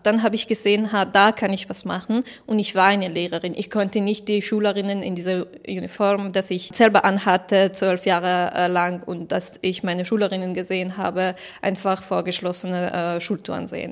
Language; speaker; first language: German; non-native, fluent; Persian